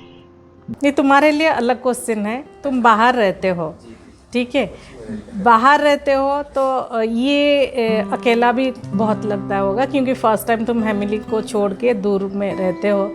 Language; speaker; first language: Hindi; non-native, local second language; Odia